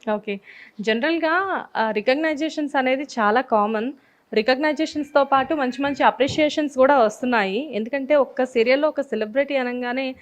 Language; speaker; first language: Telugu; native; Telugu